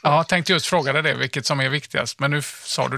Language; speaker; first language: Swedish; native; Swedish